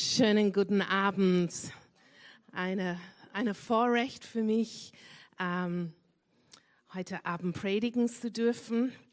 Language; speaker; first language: German; non-native, fluent; English